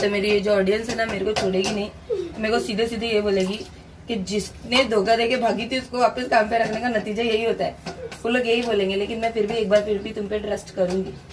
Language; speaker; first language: Hindi; native; Hindi